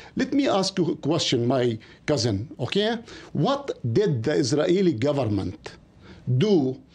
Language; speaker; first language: English; non-native, fluent; Arabic